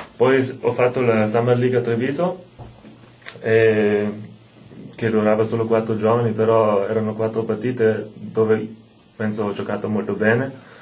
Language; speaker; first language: Italian; non-native, fluent; German